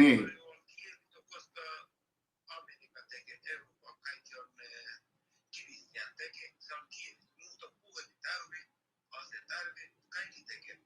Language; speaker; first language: Finnish; non-native, learner; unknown